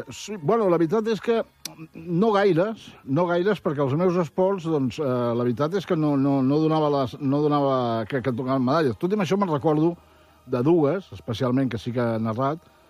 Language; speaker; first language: Catalan; native; Catalan